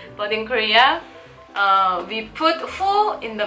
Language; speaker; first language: English; non-native, learner; Korean